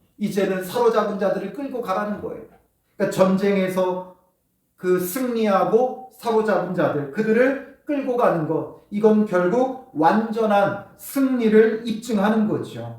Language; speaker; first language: Korean; native; Korean